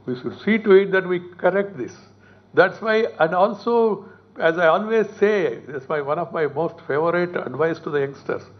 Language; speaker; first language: English; non-native, local second language; Telugu